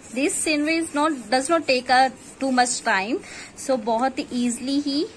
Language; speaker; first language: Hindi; non-native, local second language; Punjabi